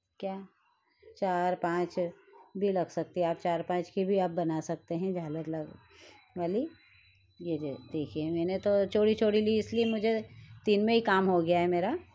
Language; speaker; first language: Hindi; native; Hindi